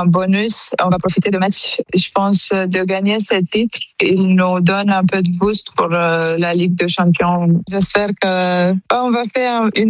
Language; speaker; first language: French; non-native, fluent; Romanian